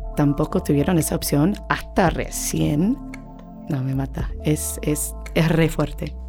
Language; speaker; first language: Spanish; non-native, fluent; English